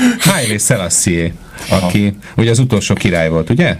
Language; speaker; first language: Hungarian; native; Hungarian